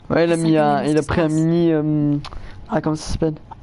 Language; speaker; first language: French; native; French